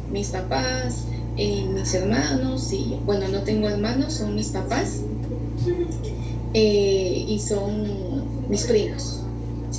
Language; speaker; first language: Spanish; native; Spanish